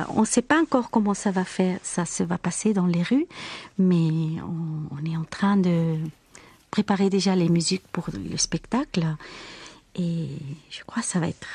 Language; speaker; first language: French; non-native, fluent; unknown